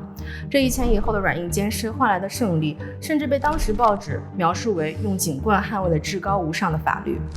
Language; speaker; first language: Chinese; native; Chinese